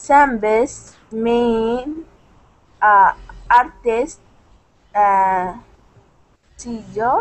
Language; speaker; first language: English; non-native, learner; Indonesian